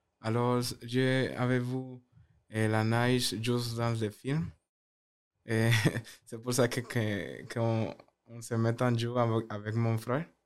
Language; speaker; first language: French; non-native, learner; Spanish